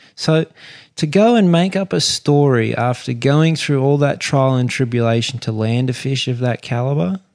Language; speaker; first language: English; native; English